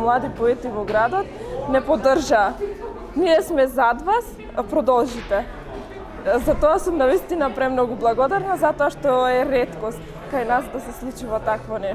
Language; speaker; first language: Macedonian; non-native, local second language; Albanian